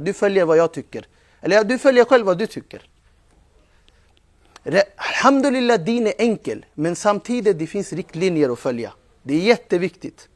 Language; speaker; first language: Swedish; non-native, fluent; Urdu